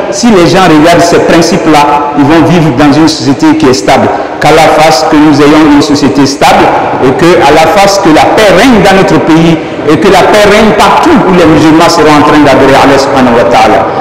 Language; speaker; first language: French; non-native, local second language; Dyula